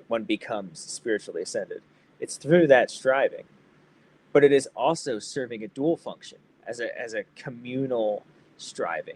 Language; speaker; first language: English; native; English